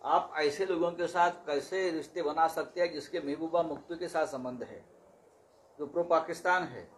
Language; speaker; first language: Hindi; non-native, local second language; Marathi